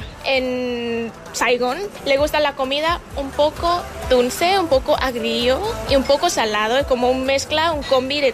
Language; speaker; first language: Spanish; non-native, learner; Vietnamese